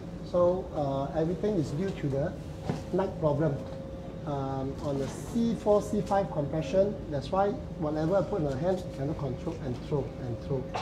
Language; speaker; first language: English; non-native, local second language; Cantonese